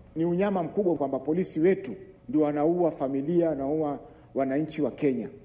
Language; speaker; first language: Swahili; native; Swahili